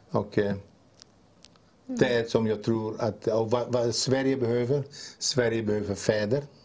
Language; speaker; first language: Swedish; non-native, fluent; Dutch